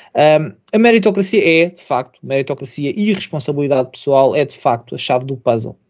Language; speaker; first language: Portuguese; native; Portuguese